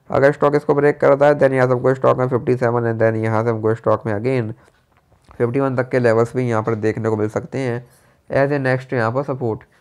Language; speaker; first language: Hindi; native; Hindi